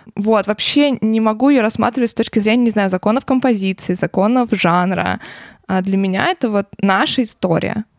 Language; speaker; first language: Russian; native; Russian